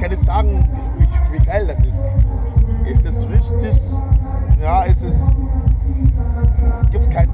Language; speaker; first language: German; non-native, fluent; English